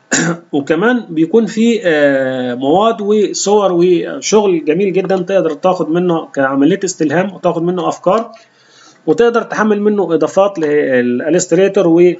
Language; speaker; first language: Arabic; native; Arabic